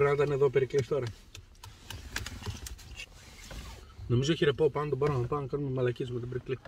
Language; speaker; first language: Greek; native; Greek